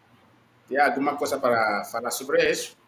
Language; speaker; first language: Portuguese; non-native, learner; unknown